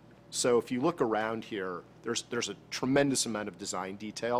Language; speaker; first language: English; native; English